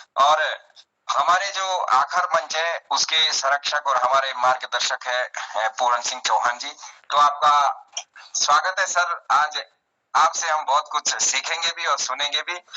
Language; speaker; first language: Hindi; non-native, local second language; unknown